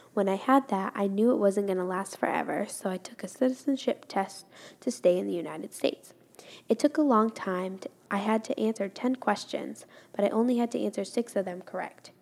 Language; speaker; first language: English; non-native, fluent; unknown